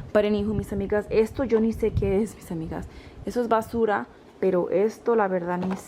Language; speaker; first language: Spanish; early bilingual, heritage; Spanish